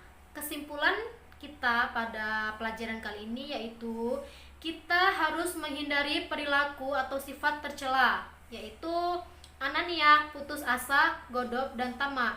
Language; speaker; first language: Indonesian; native; Indonesian